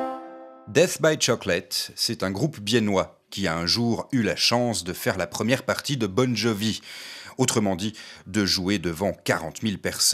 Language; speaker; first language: French; native; French